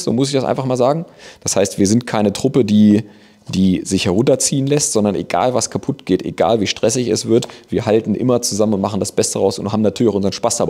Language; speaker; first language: German; native; German